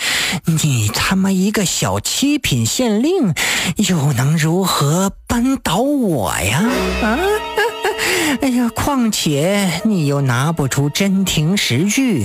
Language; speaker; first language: Chinese; native; Chinese